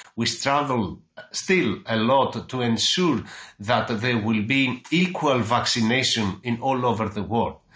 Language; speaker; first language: English; non-native, fluent; Greek